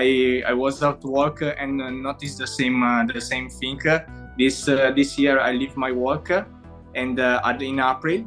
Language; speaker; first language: English; non-native, learner; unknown